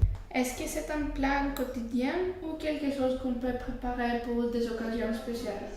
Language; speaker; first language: French; non-native, learner; Greek